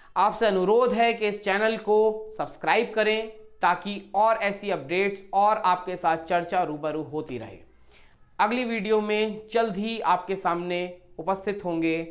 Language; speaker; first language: Hindi; native; Hindi